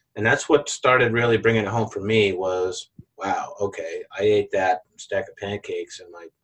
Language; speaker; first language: English; native; English